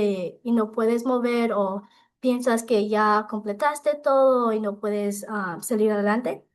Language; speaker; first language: Spanish; non-native, local second language; English